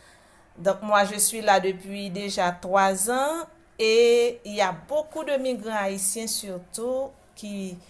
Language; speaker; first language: French; non-native, local second language; Haitian Creole